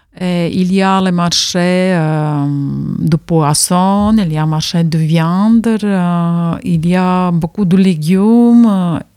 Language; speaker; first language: French; non-native, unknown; Latvian